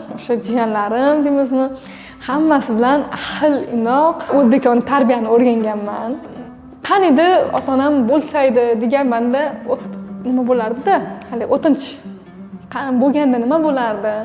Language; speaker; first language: Uzbek; non-native, local second language; Russian